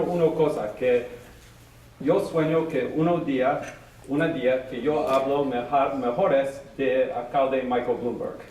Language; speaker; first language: Spanish; non-native, learner; English